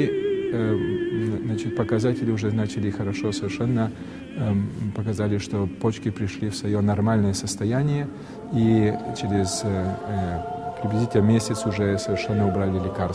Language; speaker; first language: Russian; native; Russian